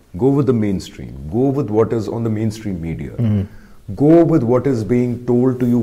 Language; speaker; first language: English; non-native, local second language; Urdu